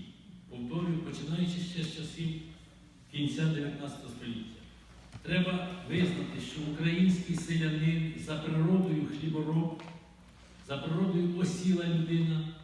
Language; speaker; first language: Ukrainian; native; Ukrainian